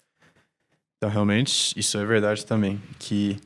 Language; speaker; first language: Portuguese; non-native, fluent; English